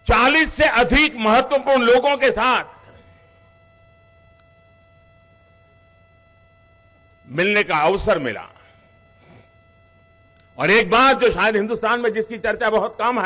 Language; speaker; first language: Hindi; non-native, local second language; Gujarati